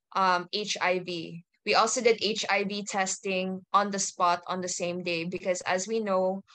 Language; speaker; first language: English; native; English